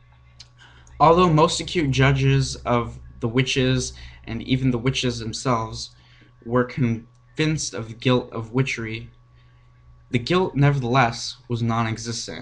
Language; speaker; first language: English; native; English